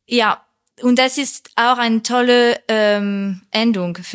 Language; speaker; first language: German; non-native, fluent; French